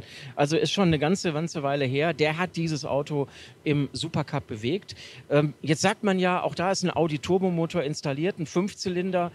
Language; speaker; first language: German; native; German